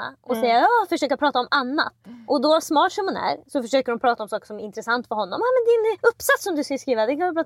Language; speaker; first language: Swedish; native; Swedish